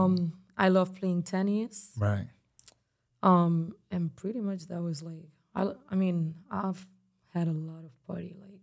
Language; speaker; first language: English; non-native, fluent; Spanish